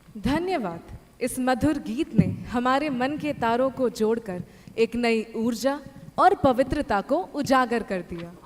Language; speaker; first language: Hindi; native; Hindi